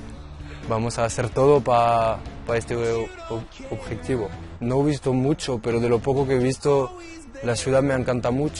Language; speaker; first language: Spanish; non-native, learner; French